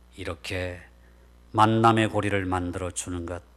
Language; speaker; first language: Korean; native; Korean